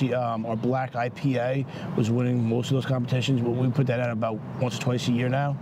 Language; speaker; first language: English; native; English